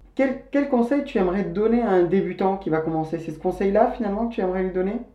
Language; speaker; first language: French; non-native, fluent; Spanish